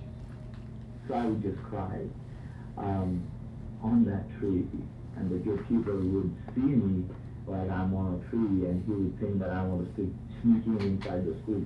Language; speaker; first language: English; non-native, local second language; Bangla